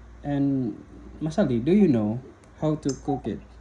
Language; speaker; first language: English; non-native, learner; Indonesian